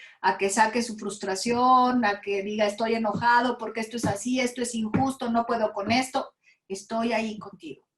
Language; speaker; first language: Spanish; native; Spanish